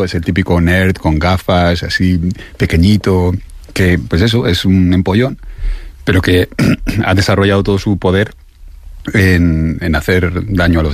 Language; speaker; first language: Spanish; native; Spanish